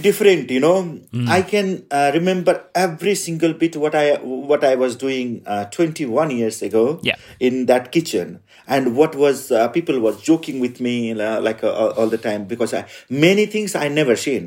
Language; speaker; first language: English; non-native, local second language; Nepali